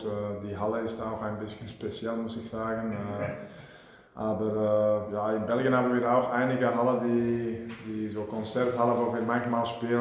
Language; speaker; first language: German; non-native, fluent; Dutch